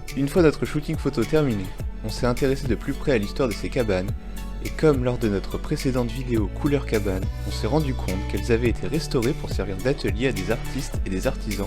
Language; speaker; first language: French; native; French